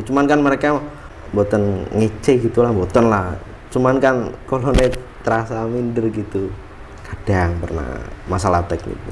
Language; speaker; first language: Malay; non-native, local second language; Javanese